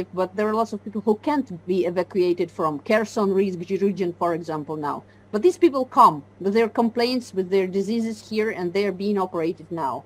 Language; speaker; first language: English; non-native, fluent; Ukrainian